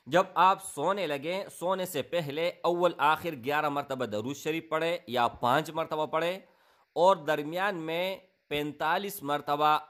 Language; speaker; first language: Urdu; non-native, local second language; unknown